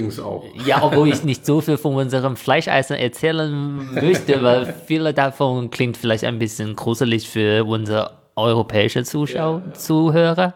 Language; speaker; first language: German; non-native, fluent; Chinese